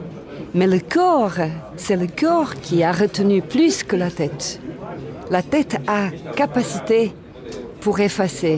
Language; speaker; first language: French; non-native, fluent; Bosnian